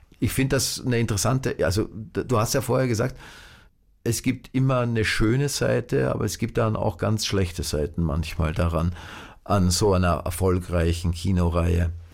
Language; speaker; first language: German; native; German